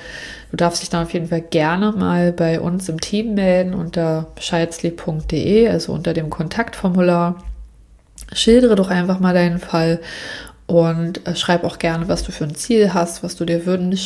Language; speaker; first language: German; native; German